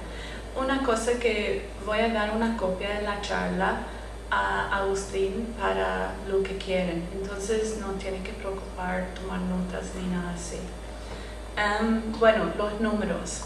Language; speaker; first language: Spanish; non-native, fluent; English